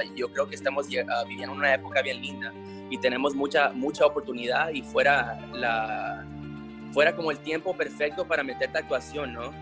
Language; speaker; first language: Spanish; early bilingual, heritage; Spanish